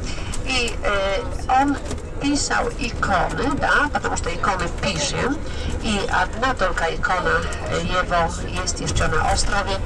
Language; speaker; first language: Russian; non-native, learner; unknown